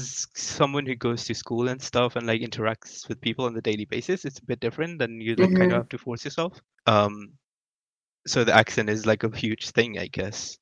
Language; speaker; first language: English; non-native, local second language; Urdu